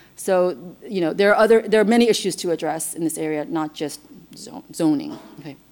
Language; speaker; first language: English; non-native, fluent; Chinese